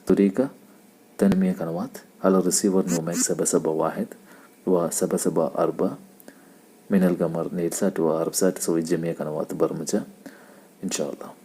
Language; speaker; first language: Arabic; non-native, learner; Malayalam